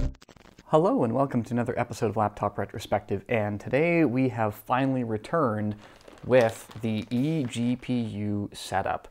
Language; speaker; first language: English; native; English